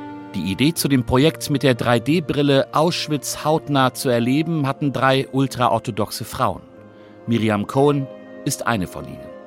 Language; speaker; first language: German; native; German